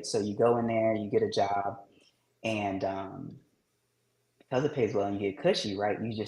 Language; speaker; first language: English; native; English